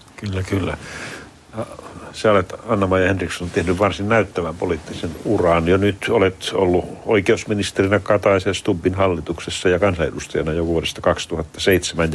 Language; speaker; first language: Finnish; native; Finnish